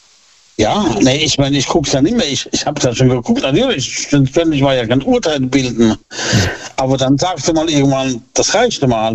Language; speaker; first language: German; native; German